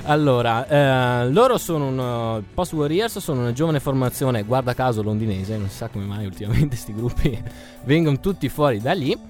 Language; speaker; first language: Italian; native; Italian